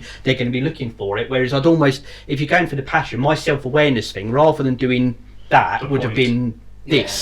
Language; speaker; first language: English; native; English